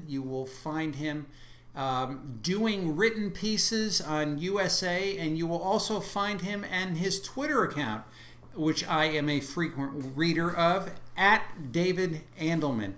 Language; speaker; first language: English; native; English